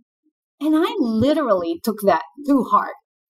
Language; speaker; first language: English; non-native, local second language; Filipino